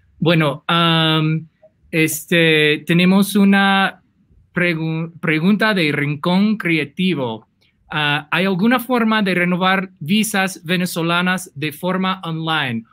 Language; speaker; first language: Spanish; non-native, fluent; English